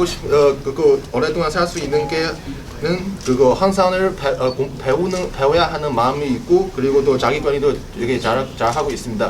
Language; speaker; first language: Korean; non-native, learner; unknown